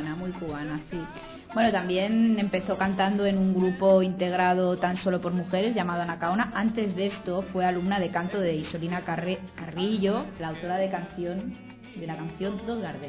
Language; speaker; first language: Spanish; native; Spanish